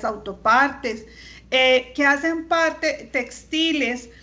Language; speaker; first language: Spanish; native; Spanish